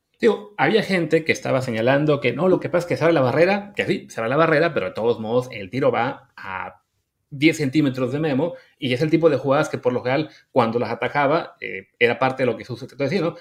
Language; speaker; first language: Spanish; native; Spanish